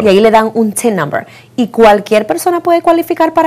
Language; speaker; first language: Spanish; native; Spanish